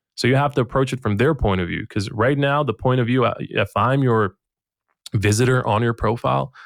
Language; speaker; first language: English; non-native, fluent; Bosnian